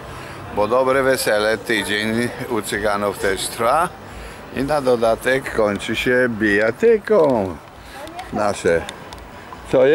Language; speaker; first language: Polish; native; Polish